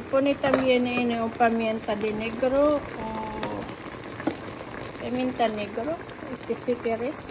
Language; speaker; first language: Spanish; non-native, learner; Filipino